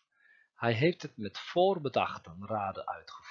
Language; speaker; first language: Dutch; non-native, fluent; Turkish